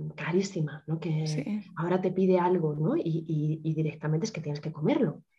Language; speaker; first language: Spanish; native; Spanish